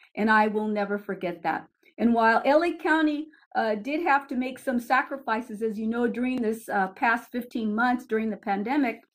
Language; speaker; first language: English; early bilingual, other home language; Spanish